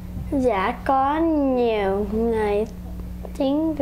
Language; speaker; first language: Vietnamese; early bilingual, heritage; Vietnamese